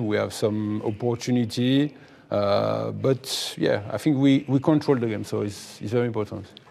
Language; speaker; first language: English; non-native, fluent; French